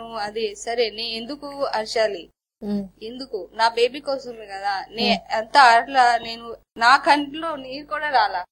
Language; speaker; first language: Telugu; non-native, learner; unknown